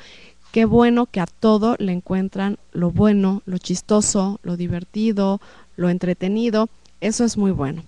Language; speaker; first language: Spanish; native; Spanish